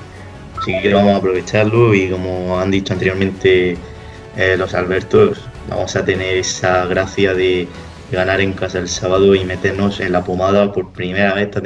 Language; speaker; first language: Spanish; native; Spanish